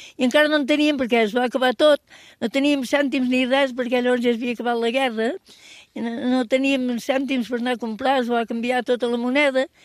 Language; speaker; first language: Catalan; native; Catalan